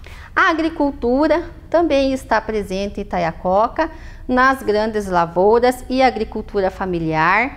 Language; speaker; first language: Portuguese; native; Portuguese